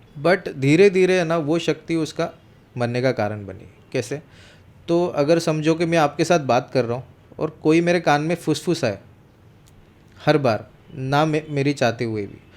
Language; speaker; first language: Hindi; non-native, local second language; Marathi